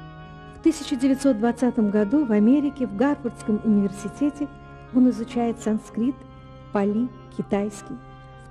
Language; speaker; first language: Russian; native; Russian